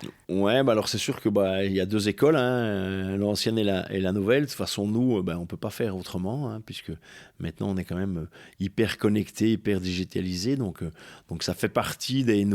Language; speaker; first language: French; native; French